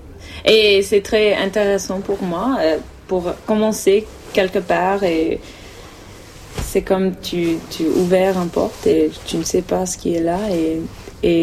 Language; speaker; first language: French; non-native, learner; English